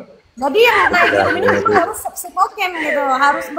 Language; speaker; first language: Indonesian; native; Indonesian